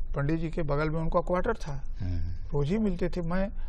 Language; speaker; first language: Hindi; native; Hindi